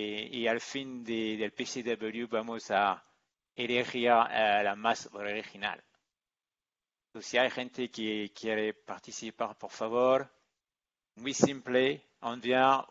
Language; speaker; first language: Spanish; non-native, learner; English